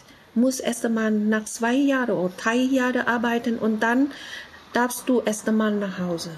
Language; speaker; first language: German; non-native, learner; Vietnamese